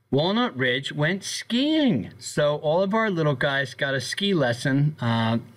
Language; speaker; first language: English; native; English